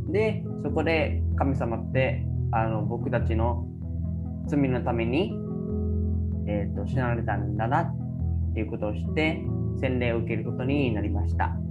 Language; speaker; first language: Japanese; early bilingual, other home language; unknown